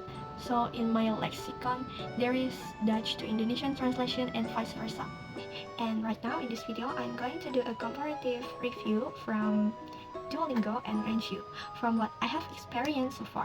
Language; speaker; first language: English; non-native, learner; Indonesian